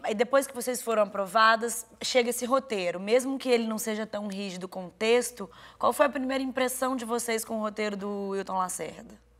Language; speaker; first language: Portuguese; native; Portuguese